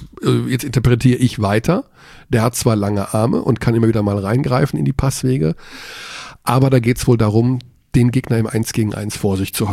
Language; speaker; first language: German; native; German